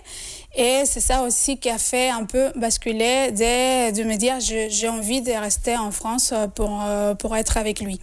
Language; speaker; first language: French; non-native, fluent; Spanish